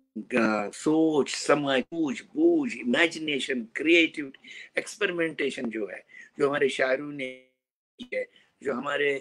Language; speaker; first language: Hindi; native; Hindi